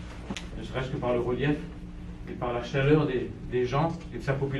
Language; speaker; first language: French; native; French